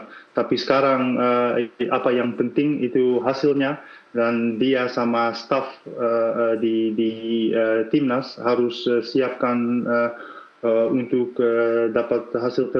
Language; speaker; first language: Indonesian; non-native, fluent; Dutch